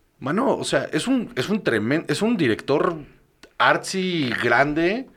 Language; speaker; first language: Spanish; native; Spanish